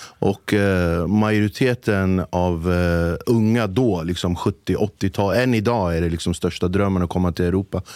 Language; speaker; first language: Swedish; early bilingual, other home language; Kurdish